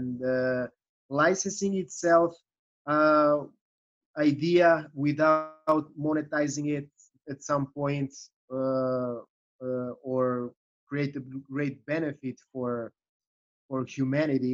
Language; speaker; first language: English; non-native, fluent; Serbian